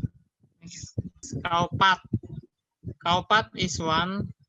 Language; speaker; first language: English; non-native, learner; Indonesian